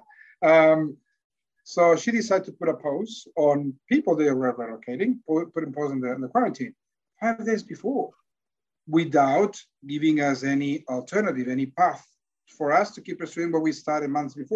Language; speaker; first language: English; non-native, fluent; Spanish